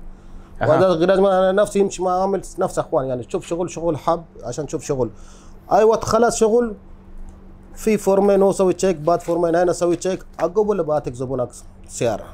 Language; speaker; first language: Arabic; non-native, learner; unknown